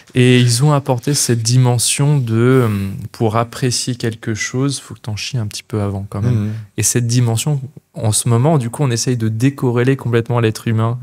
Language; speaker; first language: French; native; French